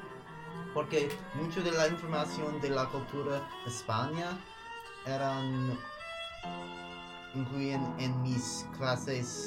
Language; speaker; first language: Spanish; non-native, learner; English